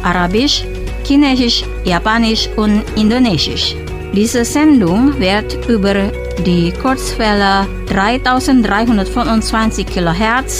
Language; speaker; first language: German; non-native, fluent; Indonesian